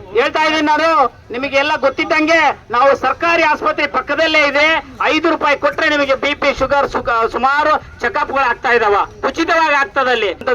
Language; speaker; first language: Kannada; native; Kannada